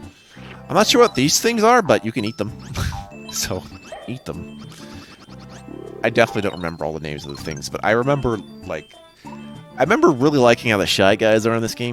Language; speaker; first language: English; native; English